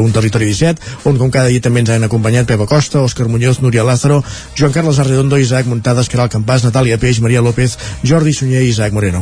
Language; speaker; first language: Catalan; native; Catalan